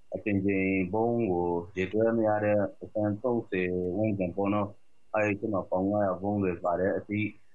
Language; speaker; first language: Burmese; native; Burmese